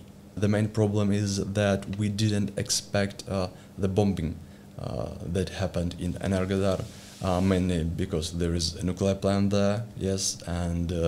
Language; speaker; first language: English; non-native, learner; Ukrainian